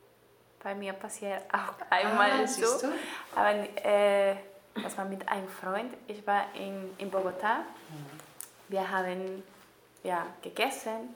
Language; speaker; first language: German; non-native, learner; Spanish